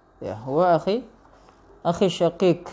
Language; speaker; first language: Arabic; non-native, fluent; Indonesian